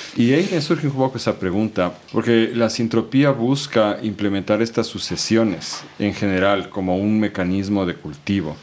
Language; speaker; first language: Spanish; native; Spanish